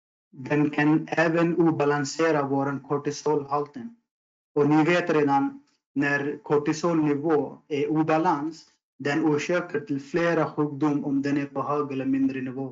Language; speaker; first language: Swedish; non-native, fluent; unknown